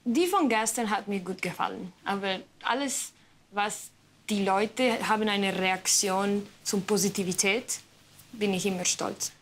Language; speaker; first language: German; non-native, learner; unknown